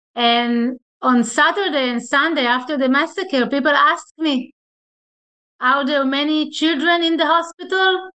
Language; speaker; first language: English; non-native, fluent; Hebrew